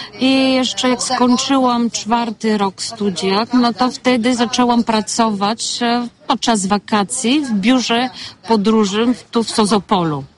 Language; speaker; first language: Polish; non-native, fluent; Bulgarian